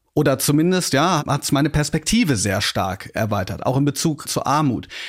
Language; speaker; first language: German; native; German